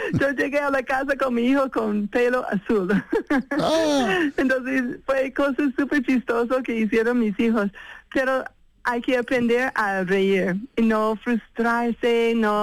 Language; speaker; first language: Spanish; non-native, fluent; English